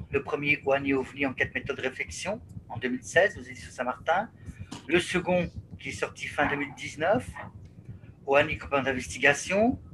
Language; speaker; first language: French; native; French